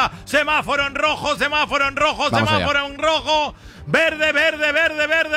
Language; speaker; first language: Spanish; native; Spanish